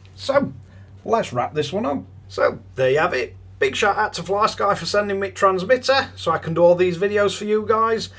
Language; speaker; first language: English; native; English